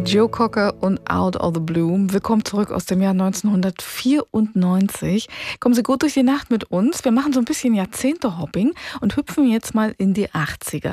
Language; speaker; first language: German; native; German